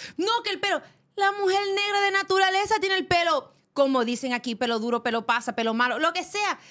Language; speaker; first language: Spanish; early bilingual, heritage; Spanish